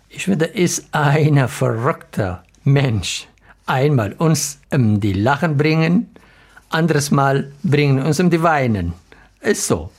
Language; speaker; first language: German; non-native, learner; Arabic